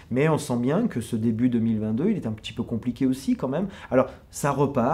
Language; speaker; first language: French; native; French